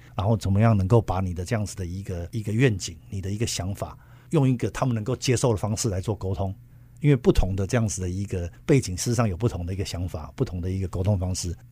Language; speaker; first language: Chinese; native; Chinese